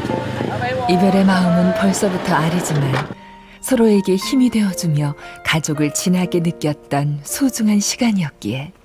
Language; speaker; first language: Korean; native; Korean